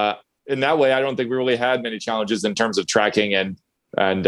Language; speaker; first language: English; native; English